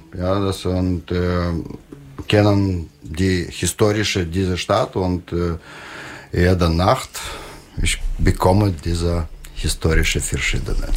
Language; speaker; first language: German; non-native, learner; Russian